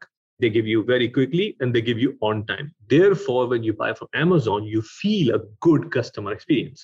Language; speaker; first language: English; non-native, local second language; Urdu